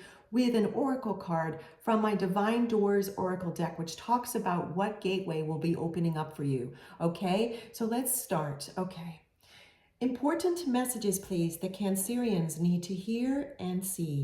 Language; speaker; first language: English; native; English